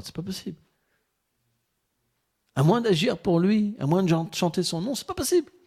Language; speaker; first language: French; native; French